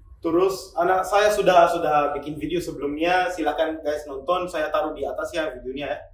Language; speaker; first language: Indonesian; non-native, fluent; Arabic